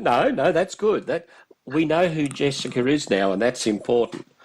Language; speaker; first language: English; native; English